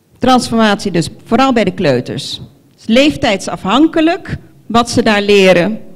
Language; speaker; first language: Dutch; non-native, local second language; Papiamento